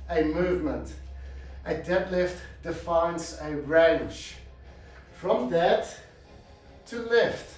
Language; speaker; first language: English; non-native, fluent; Dutch